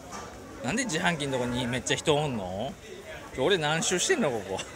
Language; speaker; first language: Japanese; native; Japanese